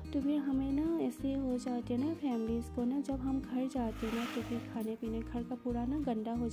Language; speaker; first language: Hindi; non-native, local second language; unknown